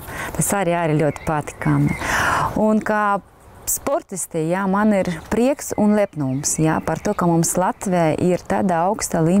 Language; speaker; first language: Latvian; non-native, local second language; Russian